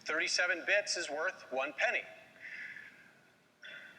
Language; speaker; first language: English; native; English